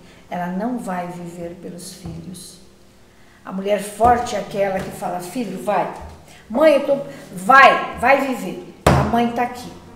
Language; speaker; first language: Portuguese; native; Portuguese